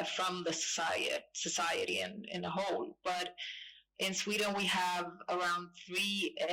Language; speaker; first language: English; non-native, fluent; Swedish